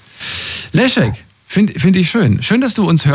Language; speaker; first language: German; native; German